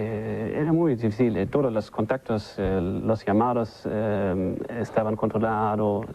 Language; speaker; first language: Spanish; non-native, learner; German